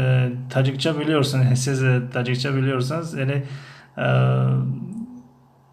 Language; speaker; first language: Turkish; non-native, fluent; Tajik